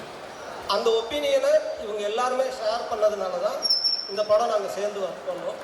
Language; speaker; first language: Tamil; native; Tamil